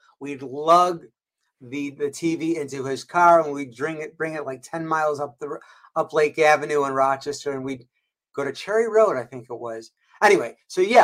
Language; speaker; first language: English; native; English